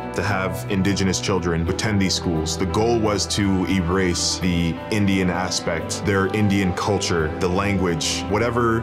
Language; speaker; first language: English; native; English